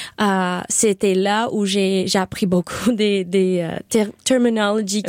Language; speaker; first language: French; non-native, learner; English